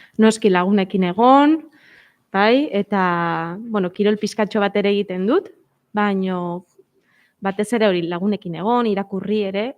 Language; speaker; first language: Basque; non-native, local second language; Spanish